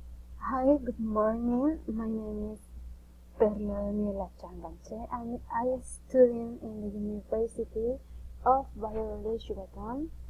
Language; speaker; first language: English; non-native, learner; Spanish